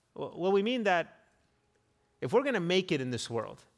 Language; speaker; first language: English; native; English